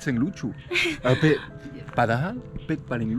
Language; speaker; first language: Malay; non-native, fluent; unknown